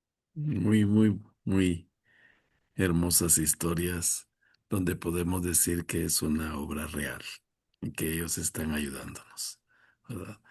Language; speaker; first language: Spanish; native; Spanish